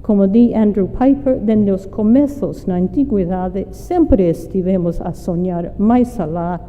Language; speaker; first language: Portuguese; non-native, fluent; English